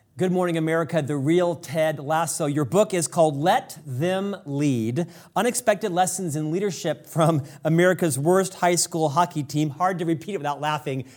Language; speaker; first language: English; native; English